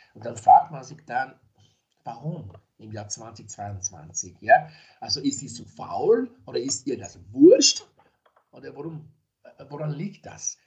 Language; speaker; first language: German; non-native, fluent; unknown